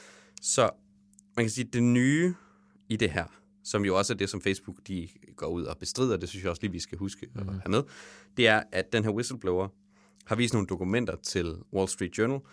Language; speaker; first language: Danish; native; Danish